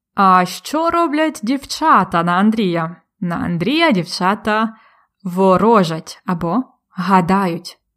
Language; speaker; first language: Ukrainian; native; Ukrainian